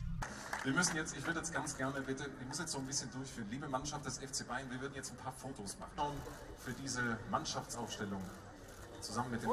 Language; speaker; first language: German; native; German